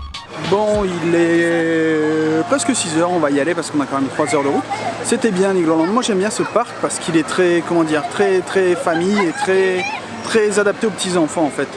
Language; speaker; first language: French; native; French